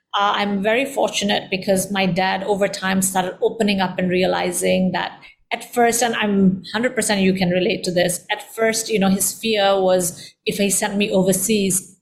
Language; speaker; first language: English; early bilingual, heritage; Indonesian